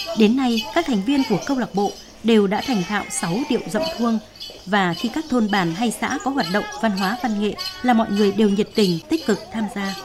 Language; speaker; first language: Vietnamese; native; Vietnamese